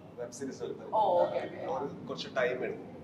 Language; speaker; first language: Malayalam; non-native, learner; Kannada